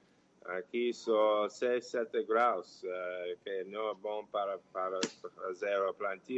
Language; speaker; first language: Portuguese; non-native, fluent; English